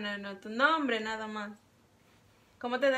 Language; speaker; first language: Spanish; native; Spanish